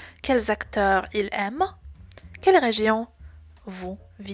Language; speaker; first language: French; non-native, fluent; Polish